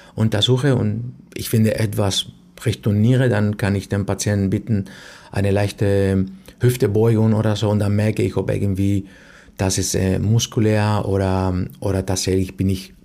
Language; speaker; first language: German; non-native, fluent; Spanish